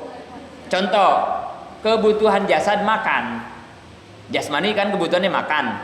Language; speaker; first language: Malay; non-native, local second language; Sundanese